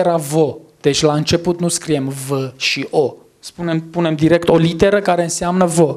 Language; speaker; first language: Romanian; non-native, fluent; Armenian